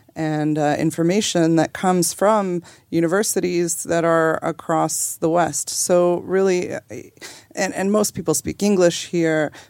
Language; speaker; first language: English; native; English